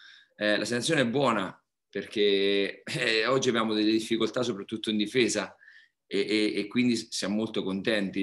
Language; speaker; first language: Italian; native; Italian